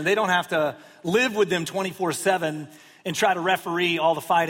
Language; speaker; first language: English; native; English